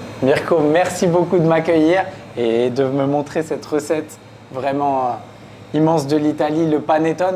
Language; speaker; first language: French; native; French